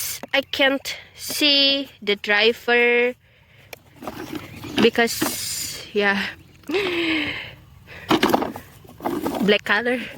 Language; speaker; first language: English; non-native, learner; Indonesian